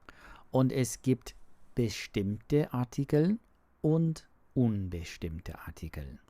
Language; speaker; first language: German; non-native, learner; English